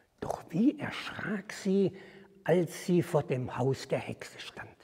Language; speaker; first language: German; native; German